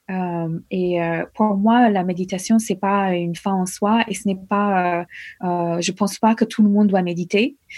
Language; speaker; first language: French; non-native, fluent; English